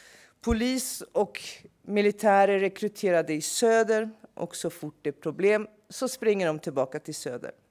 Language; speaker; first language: Swedish; non-native, fluent; English